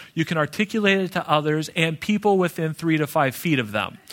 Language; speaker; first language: English; native; English